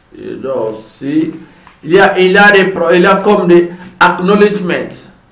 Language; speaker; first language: French; non-native, fluent; Lingala